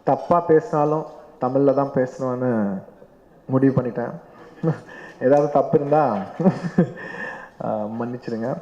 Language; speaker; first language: Tamil; non-native, local second language; Telugu